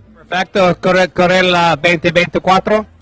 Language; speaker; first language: Spanish; non-native, learner; English